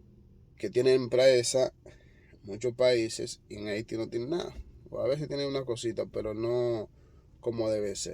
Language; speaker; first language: Spanish; non-native, fluent; Haitian Creole